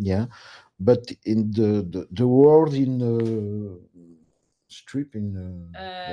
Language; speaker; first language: English; non-native, learner; French